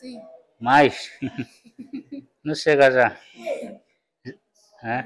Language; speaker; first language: Portuguese; non-native, learner; Vietnamese